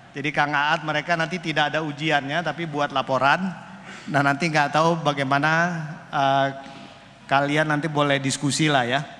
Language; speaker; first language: Indonesian; native; Indonesian